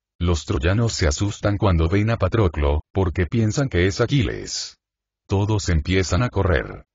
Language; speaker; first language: Spanish; native; Spanish